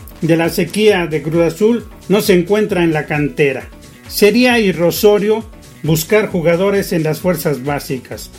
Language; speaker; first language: Spanish; native; Spanish